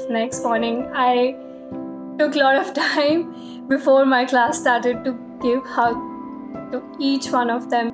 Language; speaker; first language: English; non-native, local second language; Hindi